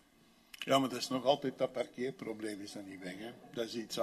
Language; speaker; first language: Dutch; native; Dutch